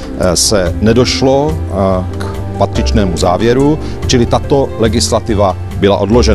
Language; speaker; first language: Czech; native; Czech